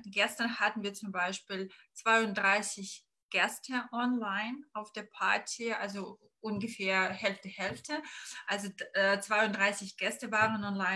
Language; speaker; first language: German; non-native, fluent; Russian